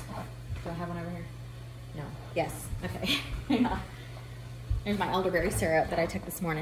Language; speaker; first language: English; native; English